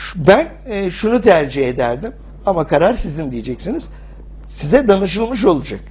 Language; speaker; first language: Turkish; early bilingual, heritage; English